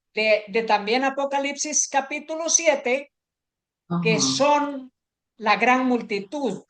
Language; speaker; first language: Spanish; native; Spanish